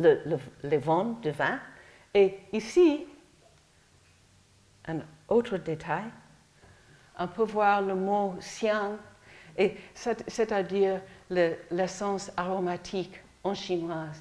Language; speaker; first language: French; non-native, fluent; English